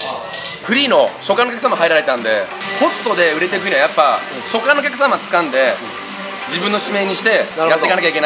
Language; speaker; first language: Japanese; native; Japanese